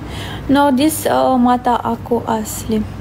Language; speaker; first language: Indonesian; non-native, fluent; Russian